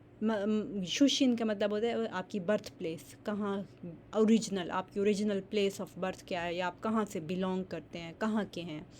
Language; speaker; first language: Urdu; native; Urdu